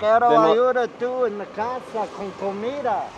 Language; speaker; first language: Spanish; non-native, learner; English